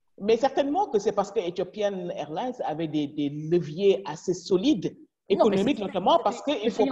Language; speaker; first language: French; non-native, local second language; Wolof